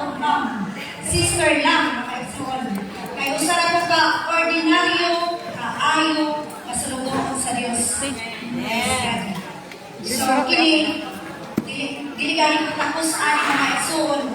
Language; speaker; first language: Cebuano; non-native, local second language; Waray